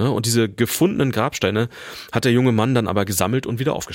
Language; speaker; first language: German; native; German